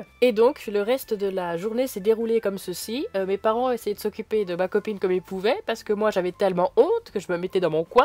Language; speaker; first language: French; native; French